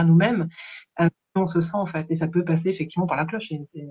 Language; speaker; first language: French; native; French